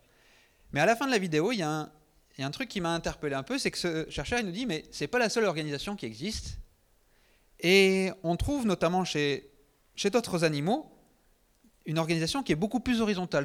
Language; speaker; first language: French; native; French